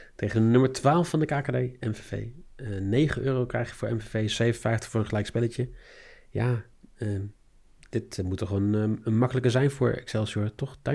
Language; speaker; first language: Dutch; native; Dutch